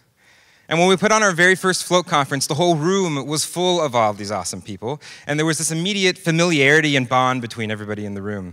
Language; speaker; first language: English; native; English